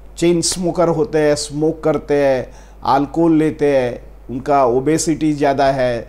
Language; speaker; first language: Hindi; non-native, local second language; Gujarati